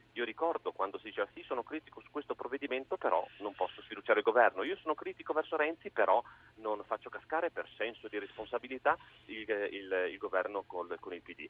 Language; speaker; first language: Italian; native; Italian